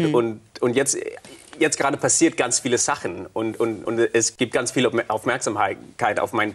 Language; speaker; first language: German; non-native, fluent; Danish